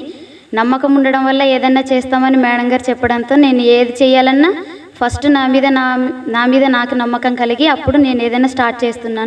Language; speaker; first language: Telugu; native; Telugu